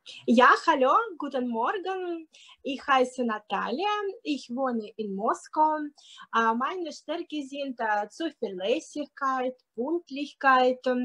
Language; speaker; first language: German; non-native, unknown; Russian